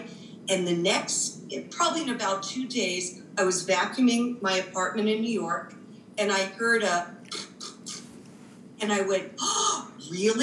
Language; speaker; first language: English; native; English